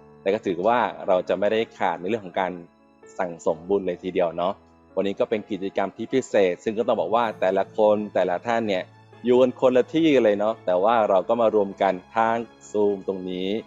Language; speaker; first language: Thai; native; Thai